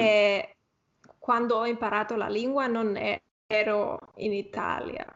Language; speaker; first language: Italian; non-native, fluent; Spanish